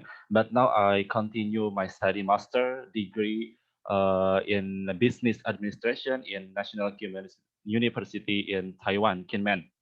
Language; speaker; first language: English; non-native, learner; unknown